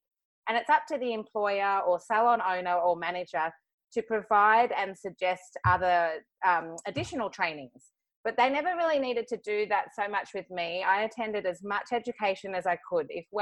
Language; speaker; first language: English; native; English